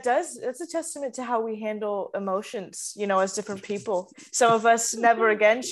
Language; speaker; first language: English; native; English